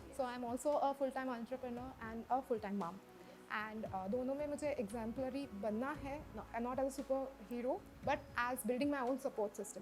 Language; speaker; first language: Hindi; native; Hindi